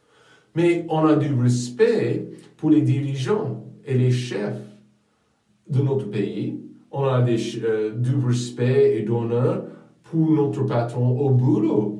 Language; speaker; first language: French; non-native, fluent; English